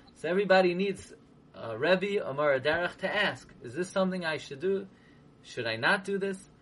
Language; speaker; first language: English; native; English